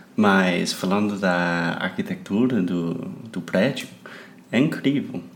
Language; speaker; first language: Portuguese; non-native, fluent; English